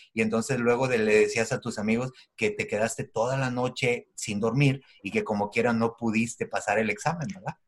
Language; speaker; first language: Spanish; native; Spanish